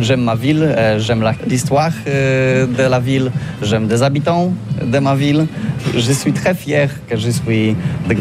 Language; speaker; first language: French; non-native, learner; Polish